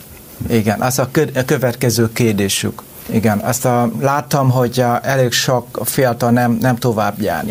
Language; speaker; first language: Hungarian; non-native, learner; Vietnamese